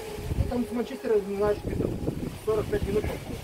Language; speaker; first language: Russian; non-native, fluent; Lithuanian